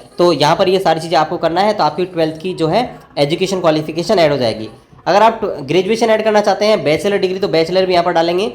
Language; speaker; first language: Hindi; native; Hindi